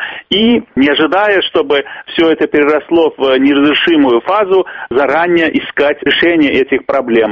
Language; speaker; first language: Russian; native; Russian